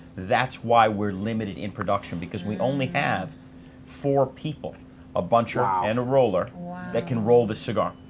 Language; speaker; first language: English; native; English